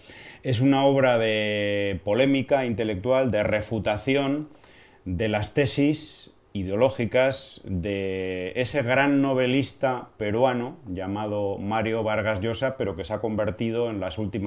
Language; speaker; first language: Spanish; native; Spanish